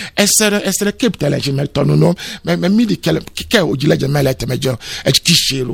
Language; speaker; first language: Hungarian; non-native, fluent; Yoruba